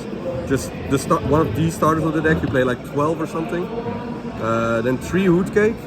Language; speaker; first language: English; non-native, fluent; Dutch